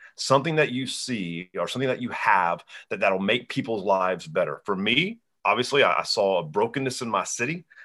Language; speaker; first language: English; native; English